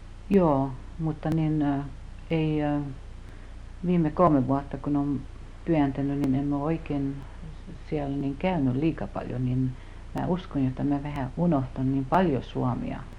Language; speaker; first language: Finnish; early bilingual, heritage; Finnish